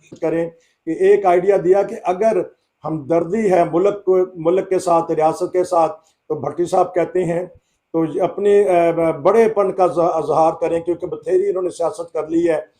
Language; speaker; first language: Urdu; non-native, local second language; Punjabi